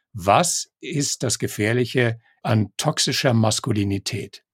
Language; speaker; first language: German; native; German